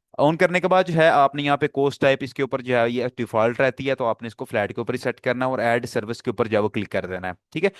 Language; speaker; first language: Urdu; non-native, local second language; Punjabi